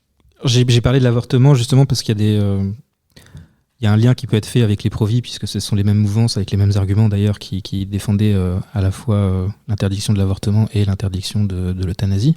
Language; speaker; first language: French; native; French